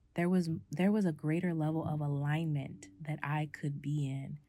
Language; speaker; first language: English; native; English